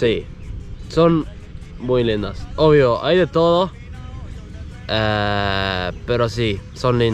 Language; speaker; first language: Spanish; non-native, fluent; Estonian